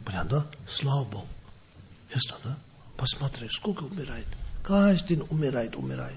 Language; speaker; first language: Russian; non-native, learner; Tibetan